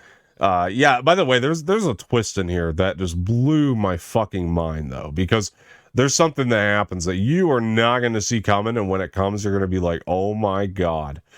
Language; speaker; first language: English; native; English